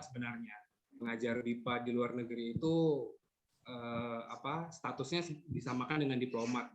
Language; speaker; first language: Indonesian; native; Indonesian